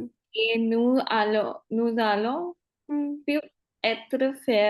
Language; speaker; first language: French; non-native, learner; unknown